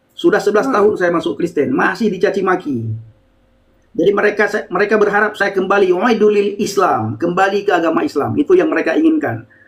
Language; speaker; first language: Indonesian; non-native, local second language; Achinese